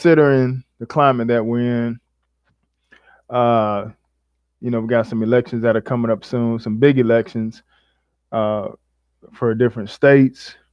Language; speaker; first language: English; native; English